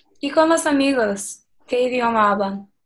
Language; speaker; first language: Spanish; early bilingual, other home language; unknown